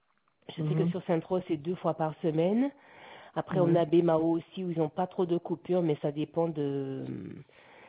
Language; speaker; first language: French; native; French